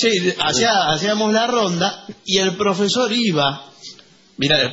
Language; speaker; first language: Spanish; native; Spanish